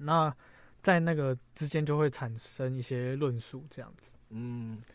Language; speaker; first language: Chinese; native; Chinese